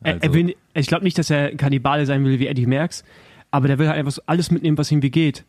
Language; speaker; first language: German; native; German